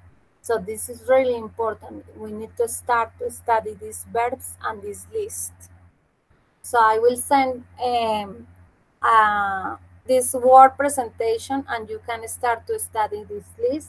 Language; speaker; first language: English; non-native, fluent; Spanish